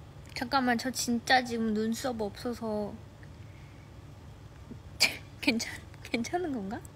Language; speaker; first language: Korean; non-native, fluent; Chinese